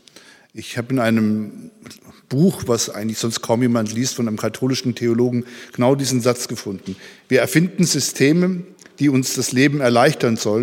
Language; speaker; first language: German; native; German